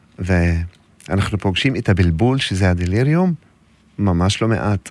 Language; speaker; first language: Hebrew; non-native, local second language; Arabic